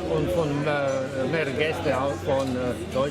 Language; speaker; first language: German; non-native, learner; Croatian